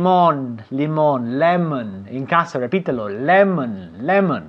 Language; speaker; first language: Spanish; non-native, fluent; English